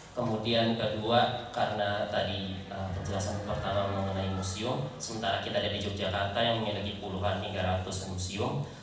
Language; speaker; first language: Indonesian; native; Indonesian